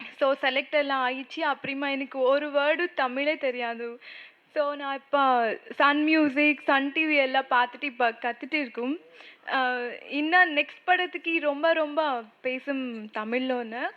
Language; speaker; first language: Tamil; non-native, learner; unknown